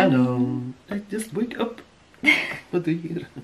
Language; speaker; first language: English; non-native, learner; Dutch